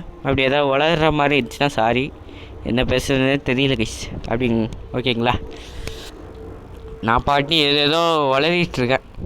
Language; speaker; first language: Tamil; native; Tamil